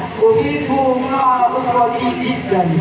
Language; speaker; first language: Arabic; non-native, learner; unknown